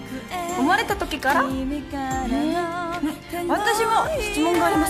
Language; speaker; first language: Japanese; non-native, learner; Korean